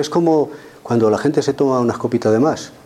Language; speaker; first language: Spanish; native; Spanish